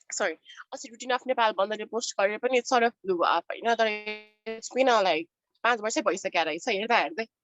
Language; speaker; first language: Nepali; non-native, local second language; Newari